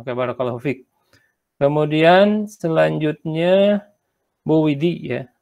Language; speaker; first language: Indonesian; native; Indonesian